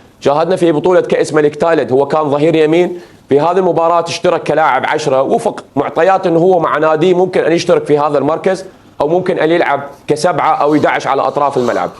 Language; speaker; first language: Arabic; native; Arabic